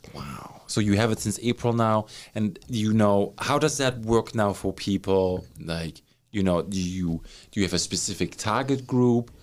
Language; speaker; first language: English; non-native, fluent; German